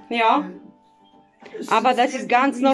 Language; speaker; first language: German; non-native, learner; Polish